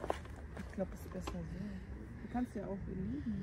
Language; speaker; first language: German; non-native, fluent; Filipino